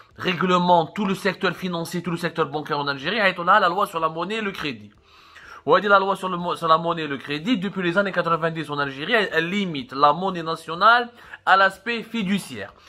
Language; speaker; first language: French; non-native, local second language; Arabic